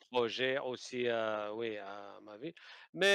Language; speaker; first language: French; non-native, learner; Arabic